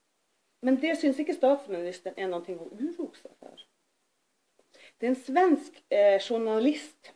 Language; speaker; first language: Norwegian; native; Norwegian